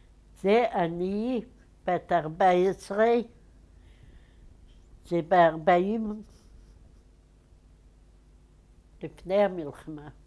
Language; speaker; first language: Hebrew; non-native, fluent; Yiddish